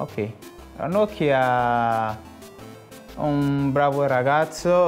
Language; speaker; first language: Italian; non-native, fluent; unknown